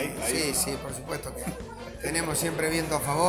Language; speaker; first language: Spanish; native; Spanish